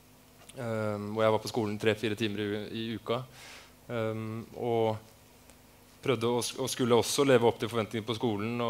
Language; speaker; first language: Norwegian; native; Norwegian